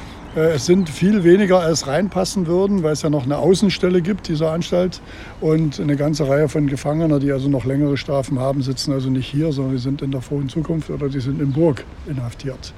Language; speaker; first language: German; native; German